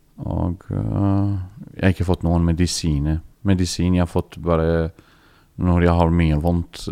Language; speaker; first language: Norwegian; non-native, learner; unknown